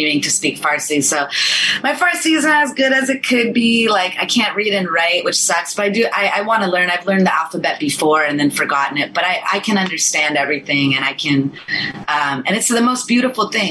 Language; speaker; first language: English; early bilingual, other home language; Persian